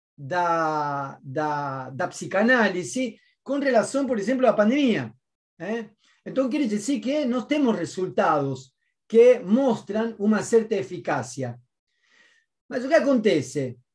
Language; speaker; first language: Spanish; native; Spanish